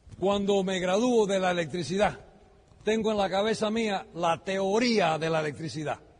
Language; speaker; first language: Spanish; early bilingual, heritage; Spanish